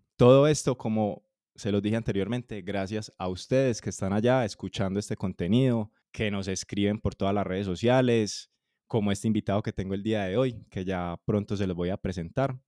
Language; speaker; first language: Spanish; native; Spanish